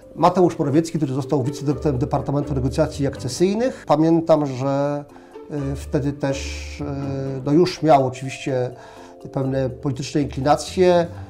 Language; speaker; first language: Polish; native; Polish